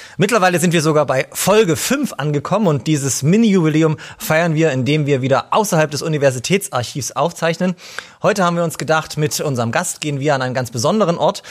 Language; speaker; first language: German; native; German